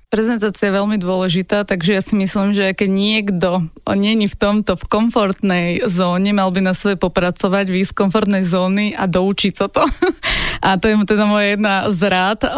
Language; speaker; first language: Slovak; native; Slovak